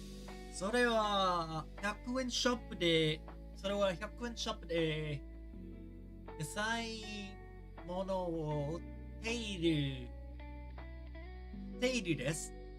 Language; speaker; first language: Japanese; non-native, learner; English